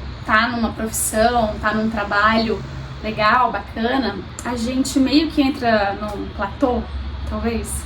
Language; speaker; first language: Portuguese; native; Portuguese